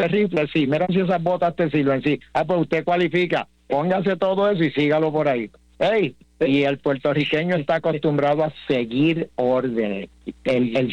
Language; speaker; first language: Spanish; native; Spanish